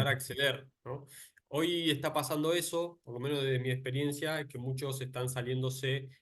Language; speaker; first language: Spanish; native; Spanish